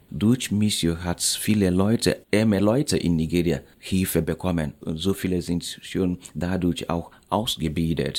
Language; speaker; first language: German; non-native, fluent; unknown